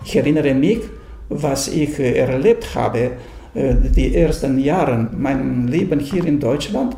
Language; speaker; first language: German; non-native, fluent; Romanian